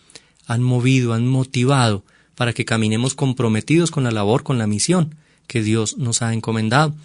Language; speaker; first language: Spanish; native; Spanish